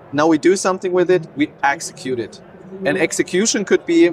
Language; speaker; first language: English; non-native, fluent; German